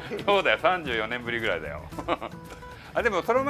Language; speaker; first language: Japanese; native; Japanese